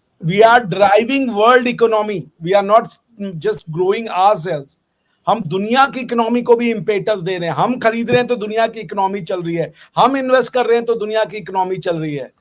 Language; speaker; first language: Hindi; native; Hindi